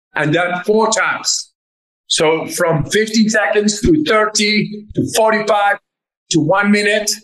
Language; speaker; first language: English; non-native, fluent; Dutch